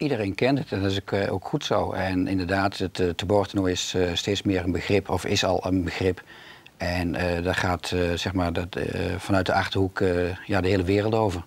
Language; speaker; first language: Dutch; native; Dutch